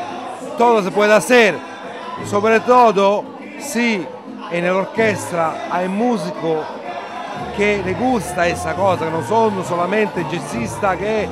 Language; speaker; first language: Spanish; non-native, learner; Italian